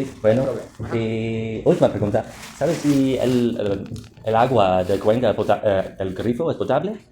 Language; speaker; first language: Spanish; non-native, learner; English